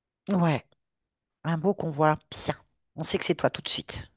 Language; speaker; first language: French; native; French